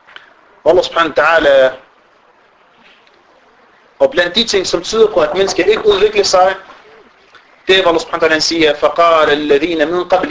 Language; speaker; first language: Danish; non-native, fluent; Arabic